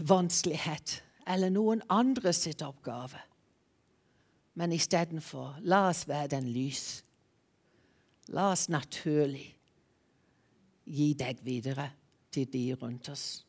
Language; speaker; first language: Norwegian; non-native, fluent; English